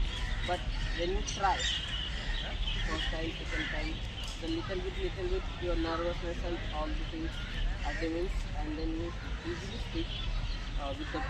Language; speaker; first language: English; non-native, learner; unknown